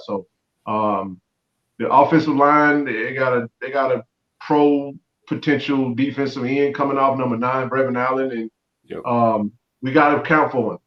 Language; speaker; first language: English; native; English